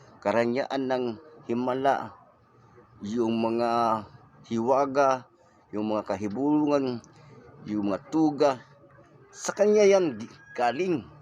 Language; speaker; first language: Filipino; non-native, local second language; Cebuano